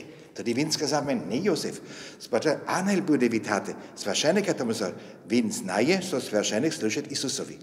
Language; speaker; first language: Ukrainian; non-native, fluent; German